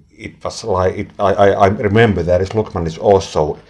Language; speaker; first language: English; non-native, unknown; Finnish